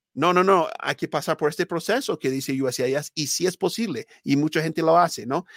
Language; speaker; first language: Spanish; non-native, fluent; English